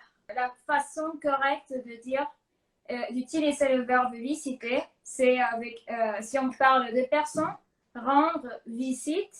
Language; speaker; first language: French; non-native, fluent; Spanish